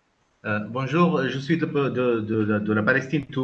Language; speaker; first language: French; non-native, fluent; Arabic